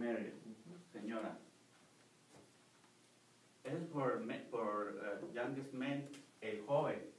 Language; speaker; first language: English; non-native, learner; Spanish